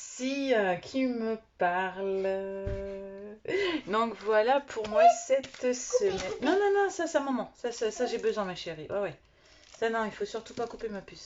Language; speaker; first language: French; native; French